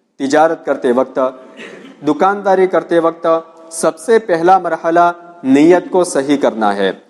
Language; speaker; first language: Urdu; non-native, local second language; Gujarati